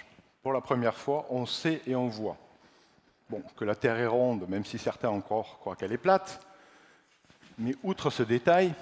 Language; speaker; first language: French; native; French